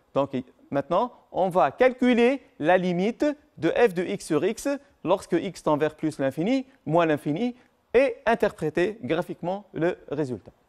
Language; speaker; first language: French; non-native, local second language; Arabic